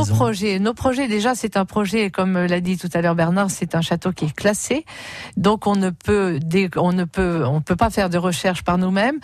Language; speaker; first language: French; native; French